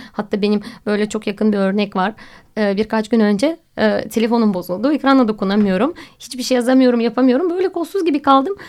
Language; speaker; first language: Turkish; non-native, fluent; Russian